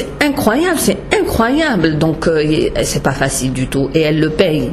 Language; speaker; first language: French; non-native, local second language; Arabic